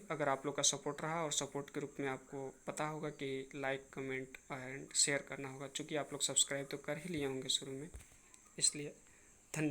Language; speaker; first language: Hindi; native; Hindi